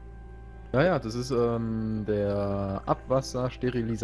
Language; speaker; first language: German; native; German